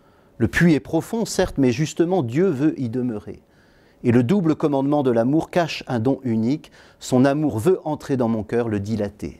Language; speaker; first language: French; native; French